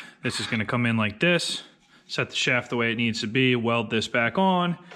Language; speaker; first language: English; native; English